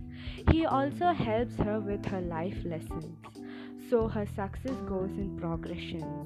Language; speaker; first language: English; non-native, local second language; Tamil